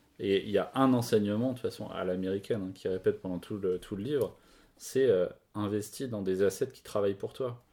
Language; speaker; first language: French; native; French